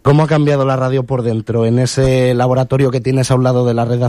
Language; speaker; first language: Spanish; native; Spanish